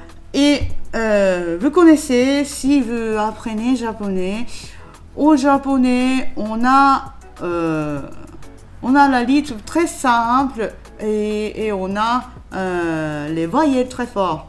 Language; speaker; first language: French; non-native, learner; Japanese